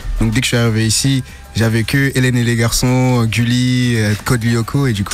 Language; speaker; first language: French; non-native, fluent; English